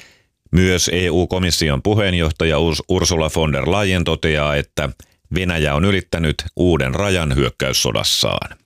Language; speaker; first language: Finnish; native; Finnish